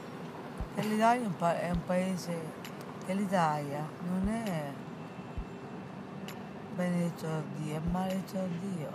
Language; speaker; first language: Italian; non-native, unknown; English